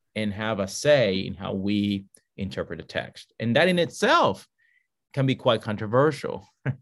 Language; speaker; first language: English; early bilingual, other home language; Spanish